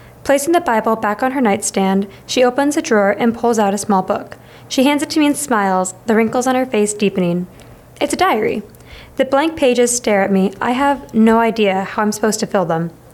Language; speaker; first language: English; native; English